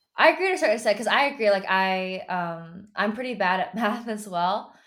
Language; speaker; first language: English; early bilingual, other home language; Chinese